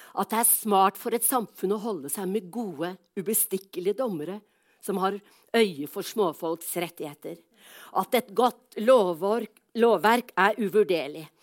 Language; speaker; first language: Norwegian; native; Norwegian